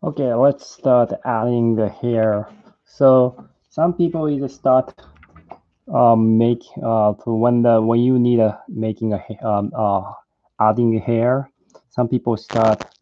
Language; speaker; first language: English; non-native, learner; Japanese